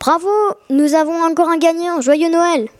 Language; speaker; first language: French; native; French